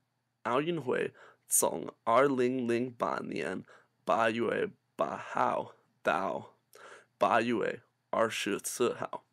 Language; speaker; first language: Chinese; non-native, learner; English